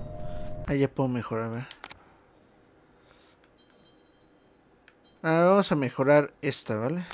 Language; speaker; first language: Spanish; native; Spanish